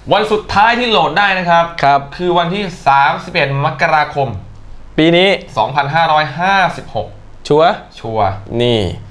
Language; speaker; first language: Thai; native; Thai